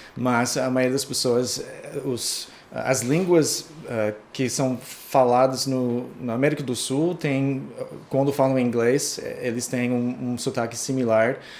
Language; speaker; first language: Portuguese; non-native, fluent; English